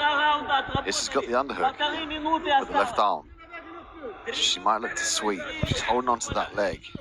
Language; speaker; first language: English; native; English